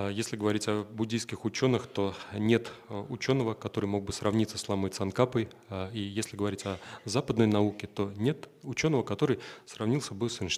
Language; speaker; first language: Russian; native; Russian